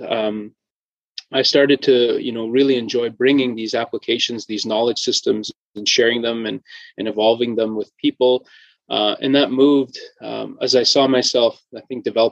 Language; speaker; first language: English; native; English